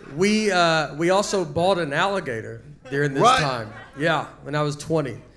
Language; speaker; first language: English; native; English